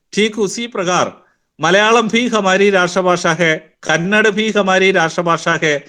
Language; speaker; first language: Hindi; non-native, local second language; Malayalam